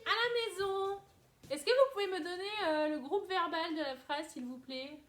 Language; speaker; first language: French; native; French